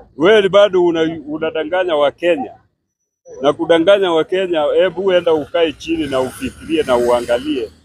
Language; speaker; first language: Swahili; non-native, local second language; Luo (Kenya and Tanzania)